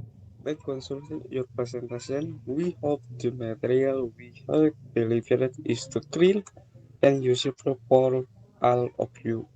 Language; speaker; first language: English; non-native, learner; Indonesian